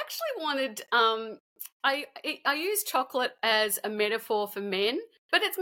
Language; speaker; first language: English; native; English